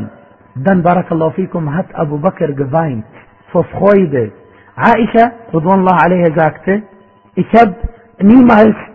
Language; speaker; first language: German; non-native, fluent; Arabic